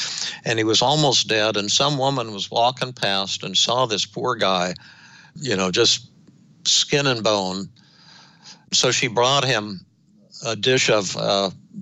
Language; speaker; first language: English; native; English